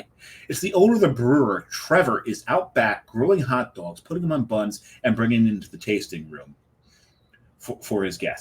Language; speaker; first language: English; native; English